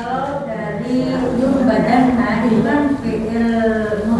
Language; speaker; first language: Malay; non-native, local second language; Javanese